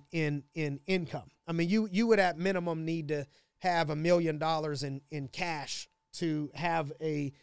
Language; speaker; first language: English; native; English